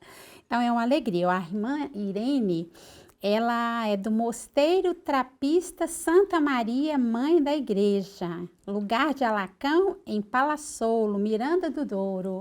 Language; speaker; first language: Portuguese; native; Portuguese